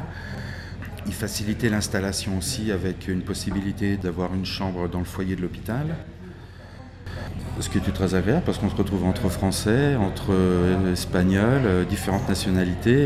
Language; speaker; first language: French; native; French